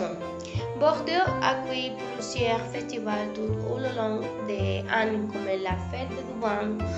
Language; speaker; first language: French; non-native, learner; Spanish